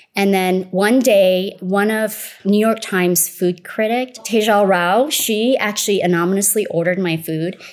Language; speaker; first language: English; early bilingual, other home language; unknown